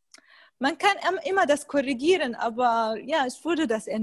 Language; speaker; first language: German; non-native, fluent; Arabic